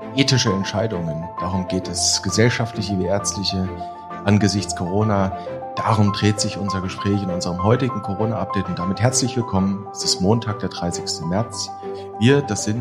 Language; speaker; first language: German; native; German